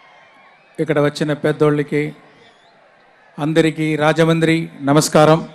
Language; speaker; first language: Telugu; non-native, local second language; Tamil